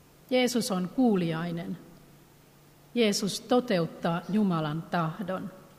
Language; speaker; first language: Finnish; native; Finnish